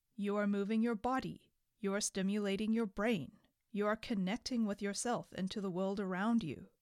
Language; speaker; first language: English; native; English